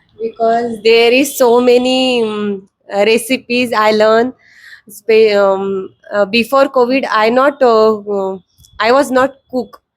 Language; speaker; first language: English; non-native, learner; Marathi